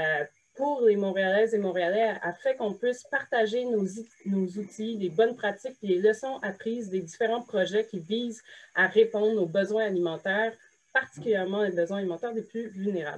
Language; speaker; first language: French; native; French